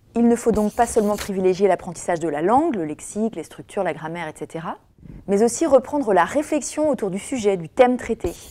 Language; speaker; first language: French; native; French